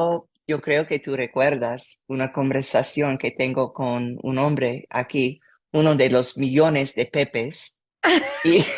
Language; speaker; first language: Spanish; non-native, learner; English